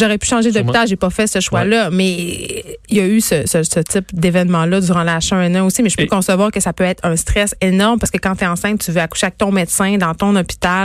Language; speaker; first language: French; native; French